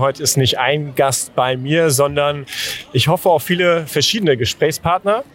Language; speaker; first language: German; native; German